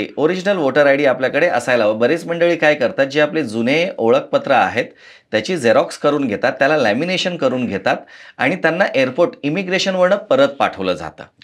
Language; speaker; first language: Marathi; non-native, fluent; Nepali